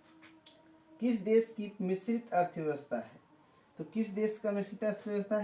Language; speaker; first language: Hindi; native; Hindi